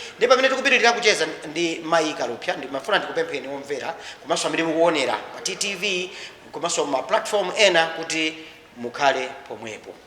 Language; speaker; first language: Nyanja; native; Nyanja